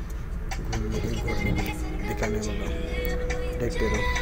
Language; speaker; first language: Hindi; non-native, local second language; Assamese